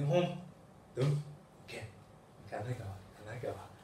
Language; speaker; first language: Vietnamese; non-native, learner; Japanese